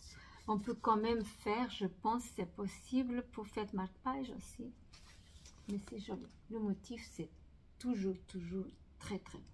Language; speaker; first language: French; non-native, fluent; Portuguese